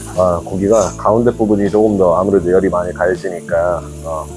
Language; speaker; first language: Korean; native; Korean